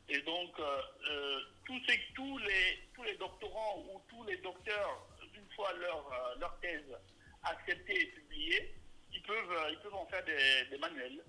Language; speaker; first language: French; native; French